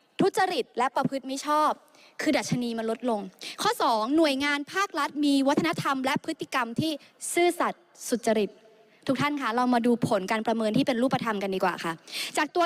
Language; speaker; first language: Thai; native; Thai